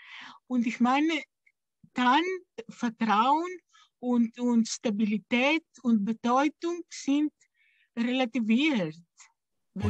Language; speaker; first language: German; non-native, fluent; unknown